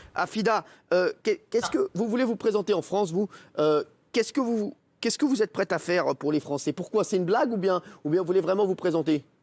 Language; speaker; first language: French; native; French